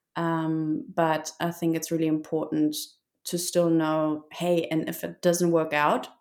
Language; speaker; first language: English; non-native, fluent; German